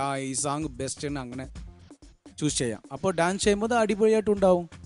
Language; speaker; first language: Malayalam; non-native, local second language; Tamil